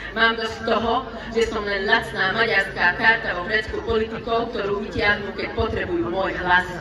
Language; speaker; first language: Slovak; non-native, local second language; Hungarian